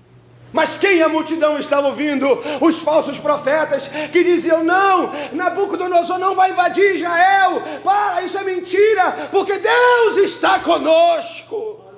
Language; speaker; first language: Portuguese; native; Portuguese